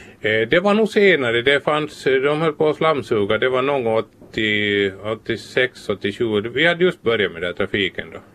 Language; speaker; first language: Swedish; native; Swedish